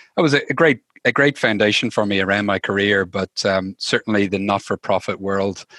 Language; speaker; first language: English; native; English